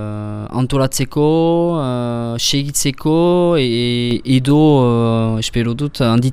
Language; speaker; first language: Basque; non-native, local second language; French